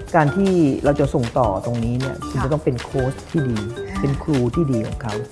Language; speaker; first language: Thai; native; Thai